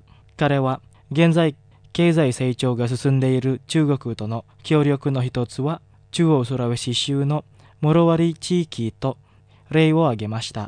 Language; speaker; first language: Japanese; non-native, fluent; Indonesian